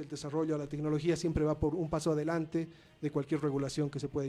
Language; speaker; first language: Spanish; native; Spanish